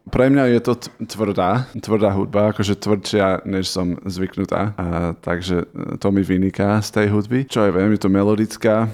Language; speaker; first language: Slovak; non-native, fluent; English